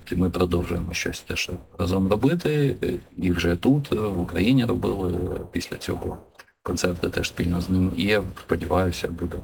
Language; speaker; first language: Ukrainian; non-native, local second language; Russian